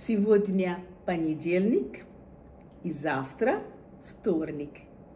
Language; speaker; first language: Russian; non-native, fluent; Bangla